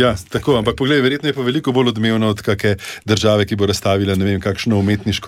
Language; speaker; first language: Slovenian; native; Slovenian